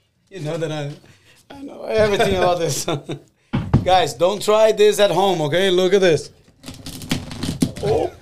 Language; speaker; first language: English; non-native, fluent; Portuguese